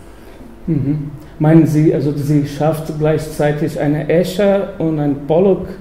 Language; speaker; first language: German; non-native, fluent; Portuguese